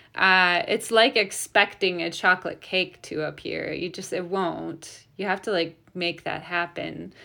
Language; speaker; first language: English; native; English